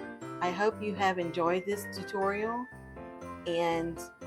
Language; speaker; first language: English; native; English